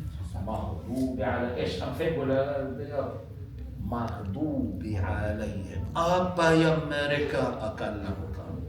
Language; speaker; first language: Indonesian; non-native, fluent; Arabic